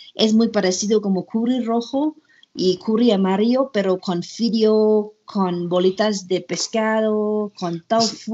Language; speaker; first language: Spanish; non-native, learner; Thai